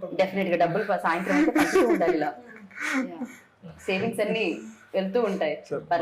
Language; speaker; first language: Telugu; native; Telugu